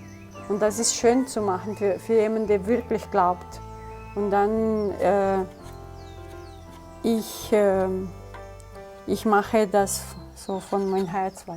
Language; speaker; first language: German; early bilingual, heritage; German